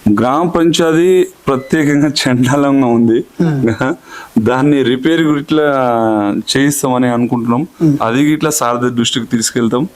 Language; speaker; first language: Telugu; non-native, local second language; Lambadi